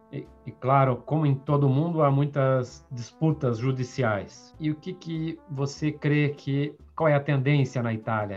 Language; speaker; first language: Spanish; non-native, fluent; Portuguese